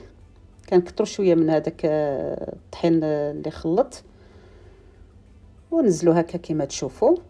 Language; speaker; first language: Arabic; native; Arabic